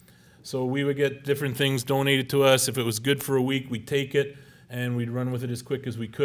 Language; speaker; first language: English; native; English